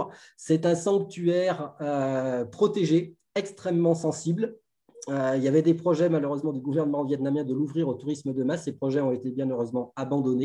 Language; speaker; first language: French; native; French